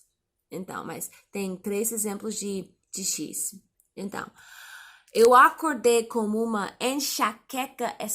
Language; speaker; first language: Portuguese; non-native, learner; English